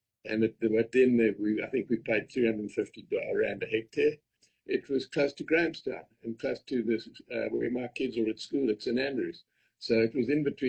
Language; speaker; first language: English; native; English